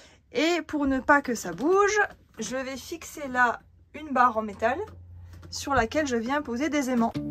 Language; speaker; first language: French; native; French